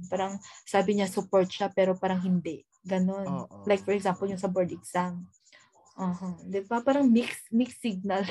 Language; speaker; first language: Filipino; non-native, local second language; Hiligaynon